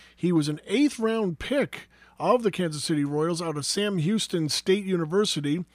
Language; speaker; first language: English; native; English